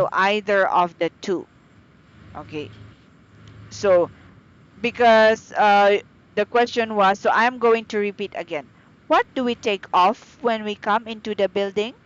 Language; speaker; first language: English; non-native, fluent; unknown